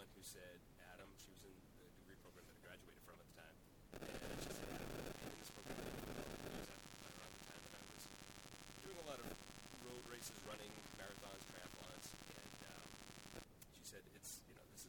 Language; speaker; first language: English; native; English